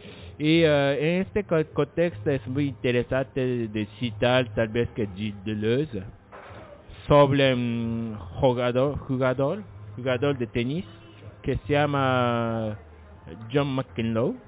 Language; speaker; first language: Spanish; non-native, learner; Japanese